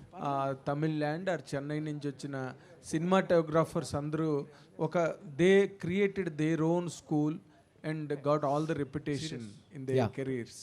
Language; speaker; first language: Telugu; native; Telugu